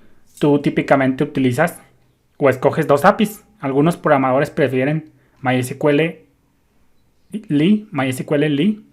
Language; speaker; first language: Spanish; native; Spanish